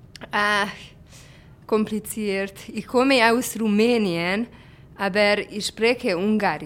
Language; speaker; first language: German; non-native, learner; Hungarian